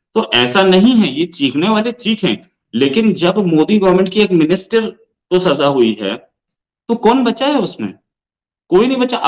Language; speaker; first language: Hindi; native; Hindi